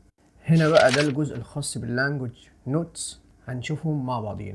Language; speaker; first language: Arabic; native; Arabic